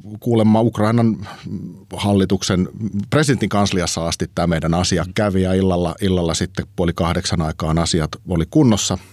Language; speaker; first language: Finnish; native; Finnish